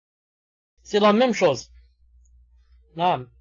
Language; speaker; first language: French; non-native, local second language; Arabic